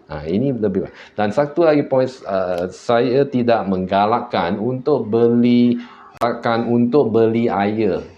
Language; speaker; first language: Malay; non-native, local second language; Chinese